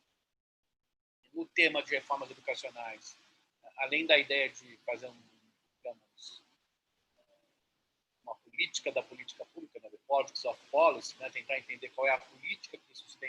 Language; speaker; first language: Portuguese; native; Portuguese